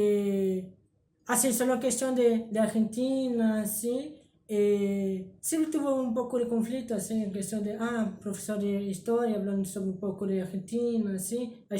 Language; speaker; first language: Spanish; early bilingual, heritage; Spanish